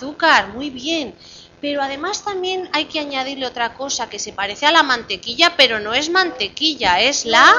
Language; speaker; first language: Spanish; native; Spanish